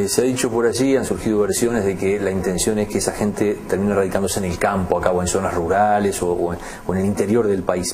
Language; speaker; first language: Spanish; native; Spanish